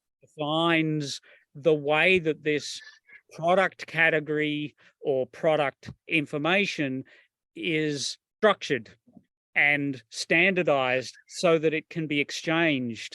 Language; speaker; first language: English; native; English